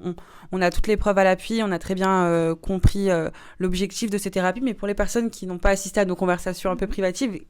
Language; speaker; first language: French; native; French